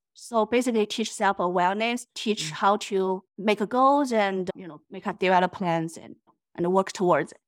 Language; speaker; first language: English; non-native, fluent; Chinese